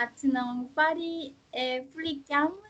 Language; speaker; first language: French; non-native, learner; Korean